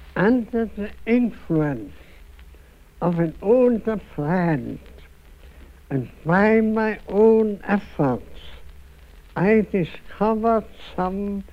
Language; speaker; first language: English; non-native, fluent; German